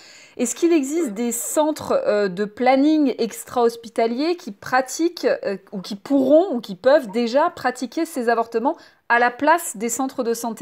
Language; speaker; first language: French; native; French